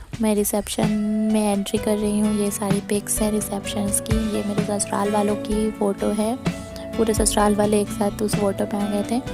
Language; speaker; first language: Hindi; non-native, local second language; Bangla